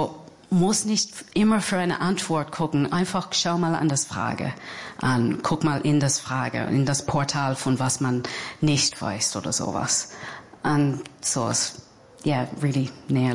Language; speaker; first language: German; non-native, fluent; English